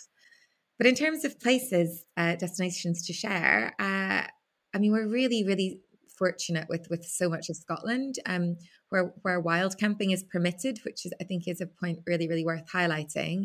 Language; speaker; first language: English; native; English